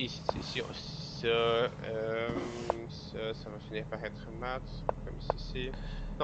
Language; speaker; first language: French; native; French